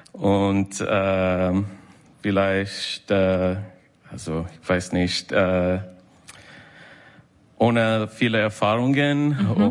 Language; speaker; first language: German; non-native, learner; English